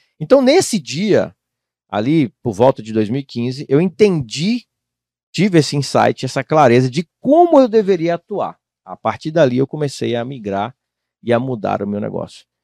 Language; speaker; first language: Portuguese; native; Portuguese